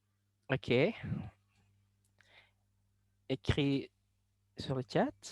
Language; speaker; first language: French; non-native, fluent; Indonesian